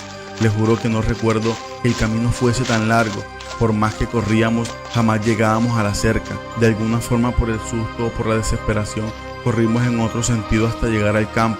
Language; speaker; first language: Spanish; native; Spanish